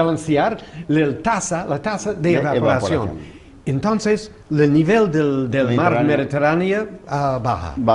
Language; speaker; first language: Spanish; non-native, fluent; English